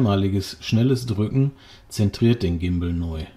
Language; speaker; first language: German; native; German